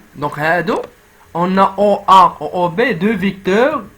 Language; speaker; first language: French; non-native, local second language; Arabic